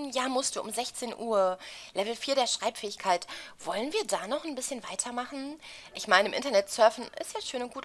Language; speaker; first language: German; native; German